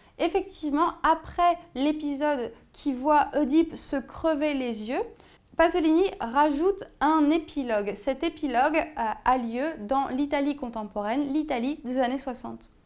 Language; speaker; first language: French; native; French